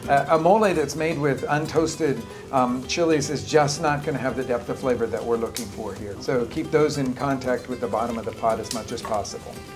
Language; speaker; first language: English; native; English